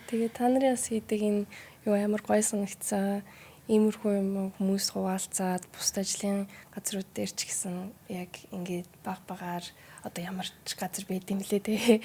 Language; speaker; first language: Mongolian; early bilingual, heritage; Mongolian